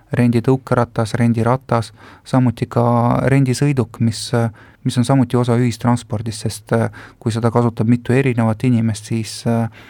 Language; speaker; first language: Estonian; non-native, local second language; Russian